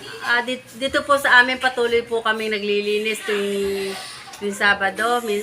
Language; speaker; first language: Filipino; native; Filipino